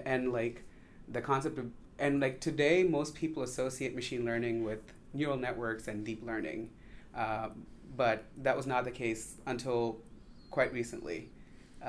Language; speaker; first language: English; non-native, local second language; Tamil